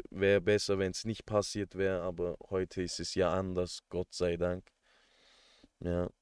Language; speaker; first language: German; early bilingual, other home language; Turkish